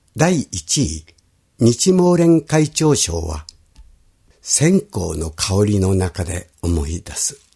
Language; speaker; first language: Japanese; native; Japanese